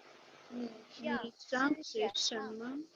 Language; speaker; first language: Chinese; non-native, learner; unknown